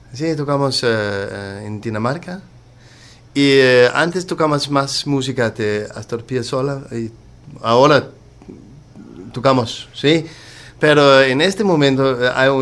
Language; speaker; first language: Spanish; non-native, learner; Danish